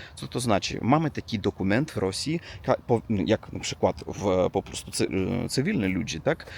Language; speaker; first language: Polish; non-native, learner; Russian